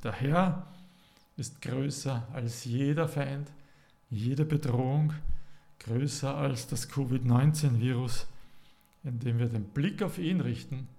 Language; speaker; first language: German; native; German